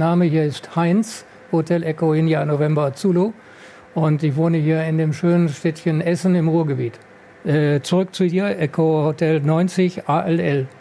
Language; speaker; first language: German; native; German